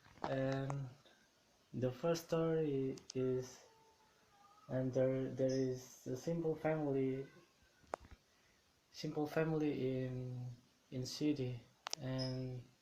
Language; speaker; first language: English; non-native, learner; Indonesian